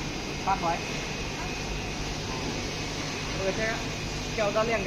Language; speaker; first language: Chinese; non-native, learner; Bangla